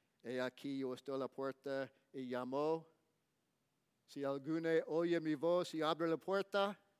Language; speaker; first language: Spanish; non-native, learner; English